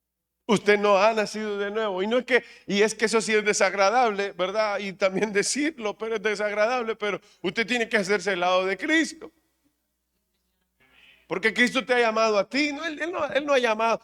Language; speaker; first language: Spanish; native; Spanish